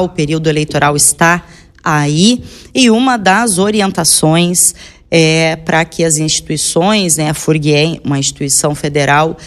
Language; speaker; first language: Portuguese; native; Portuguese